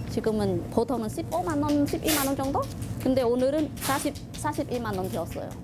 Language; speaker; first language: Korean; non-native, learner; Khmer